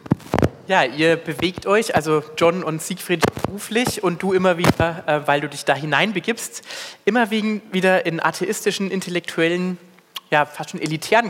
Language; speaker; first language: German; native; German